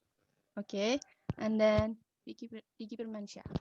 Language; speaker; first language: English; non-native, learner; Indonesian